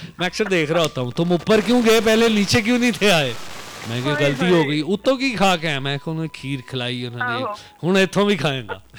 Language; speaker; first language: Urdu; non-native, local second language; Punjabi